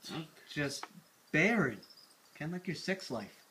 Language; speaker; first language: English; native; English